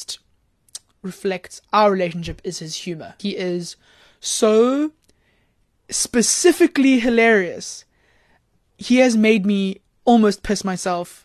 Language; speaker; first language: English; native; English